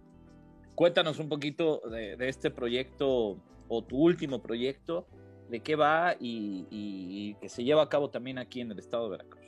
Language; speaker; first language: Spanish; native; Spanish